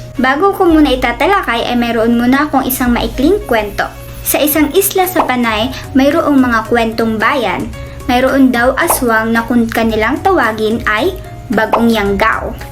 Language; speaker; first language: Filipino; non-native, local second language; Cebuano